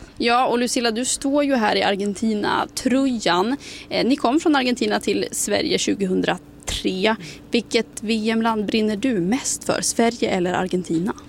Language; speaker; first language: Swedish; native; Swedish